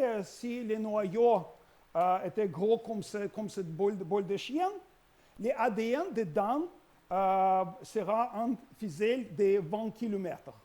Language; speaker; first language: French; non-native, learner; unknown